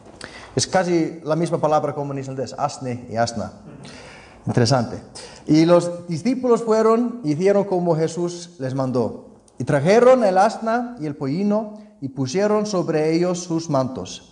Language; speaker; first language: Spanish; non-native, fluent; Icelandic